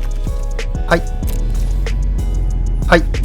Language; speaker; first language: Japanese; native; Japanese